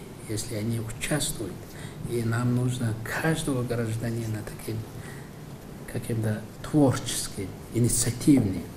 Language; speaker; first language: Russian; non-native, fluent; Mongolian